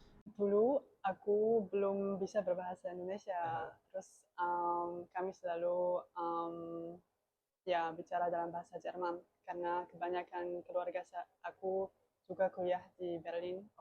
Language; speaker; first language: Indonesian; non-native, learner; German